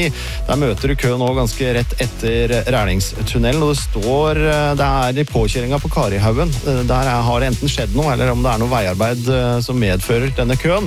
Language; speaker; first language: Norwegian; native; Norwegian